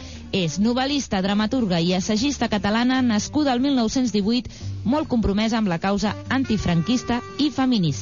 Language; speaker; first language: Catalan; native; Catalan